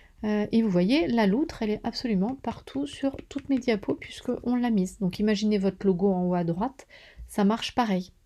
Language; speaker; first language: French; native; French